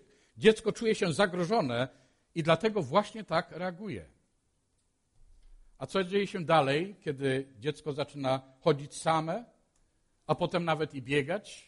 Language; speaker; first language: Polish; native; Polish